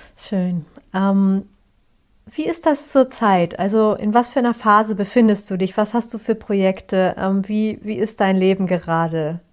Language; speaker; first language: German; early bilingual, other home language; Turkish